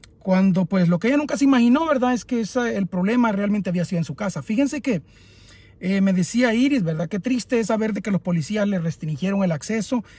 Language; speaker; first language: Spanish; native; Spanish